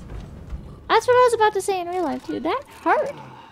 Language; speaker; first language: English; native; English